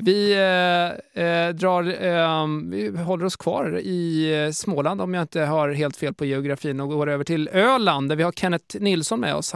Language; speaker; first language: Swedish; native; Swedish